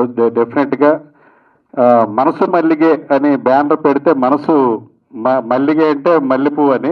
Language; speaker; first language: Telugu; native; Telugu